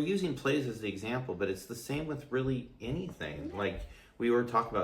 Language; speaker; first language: English; native; English